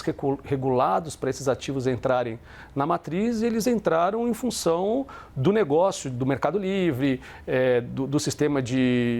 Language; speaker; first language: Portuguese; native; Portuguese